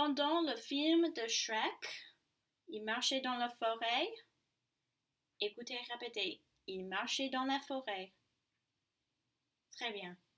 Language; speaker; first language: French; non-native, learner; English